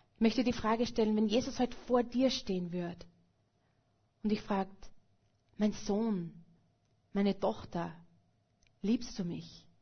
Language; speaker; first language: German; native; German